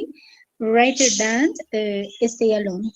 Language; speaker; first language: English; non-native, learner; Spanish